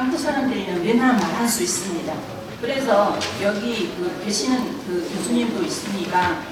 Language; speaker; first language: Korean; non-native, fluent; Vietnamese